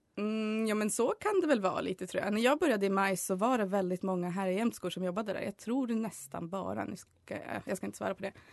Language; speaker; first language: Swedish; native; Swedish